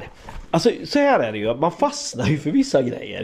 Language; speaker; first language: Swedish; native; Swedish